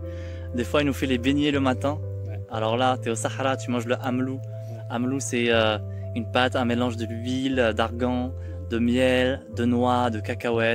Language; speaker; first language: French; native; French